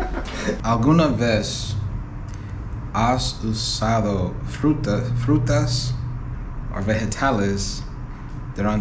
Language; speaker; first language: Spanish; non-native, learner; English